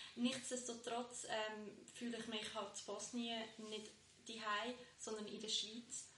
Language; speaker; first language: German; early bilingual, other home language; Bosnian